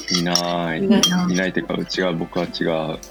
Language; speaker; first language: Japanese; native; Japanese